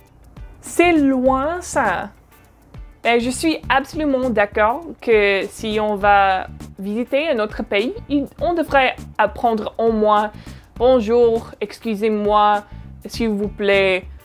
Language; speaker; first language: French; non-native, fluent; English